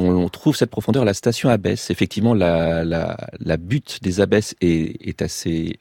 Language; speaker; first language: French; native; French